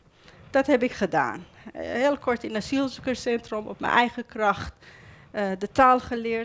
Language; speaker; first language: Dutch; non-native, fluent; Persian